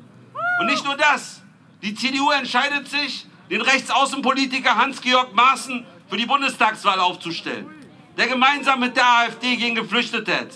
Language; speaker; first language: German; native; German